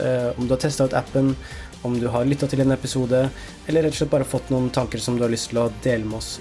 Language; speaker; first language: Norwegian; native; Norwegian